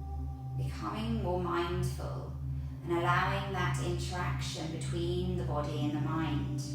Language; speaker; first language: English; native; English